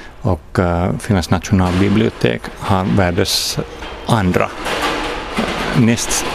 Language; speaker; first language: Swedish; non-native, fluent; Finnish